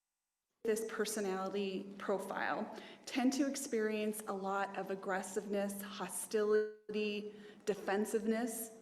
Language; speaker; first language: English; native; English